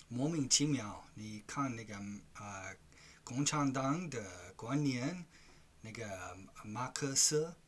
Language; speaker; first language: Chinese; non-native, learner; English